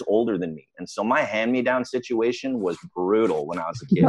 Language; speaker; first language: English; native; English